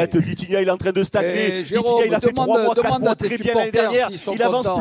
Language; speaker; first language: French; native; French